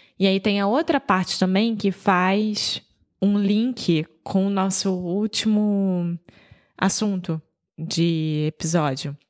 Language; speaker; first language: Portuguese; native; Portuguese